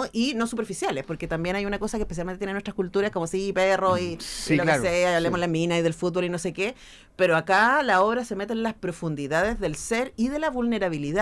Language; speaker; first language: Spanish; native; Spanish